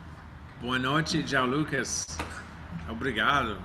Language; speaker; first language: Portuguese; non-native, learner; English